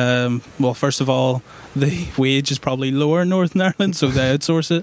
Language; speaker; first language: English; native; English